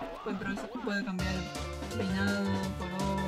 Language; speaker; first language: Spanish; non-native, fluent; Japanese